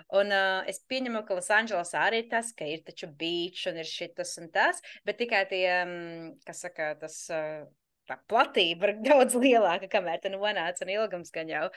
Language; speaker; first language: Latvian; native; Latvian